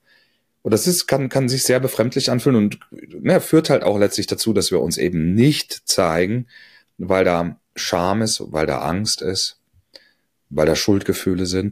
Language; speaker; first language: German; native; German